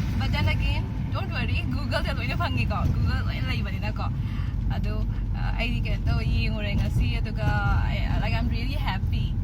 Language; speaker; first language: Manipuri; native; Manipuri